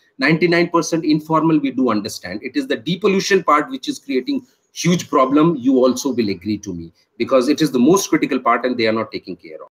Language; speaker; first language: English; non-native, local second language; Hindi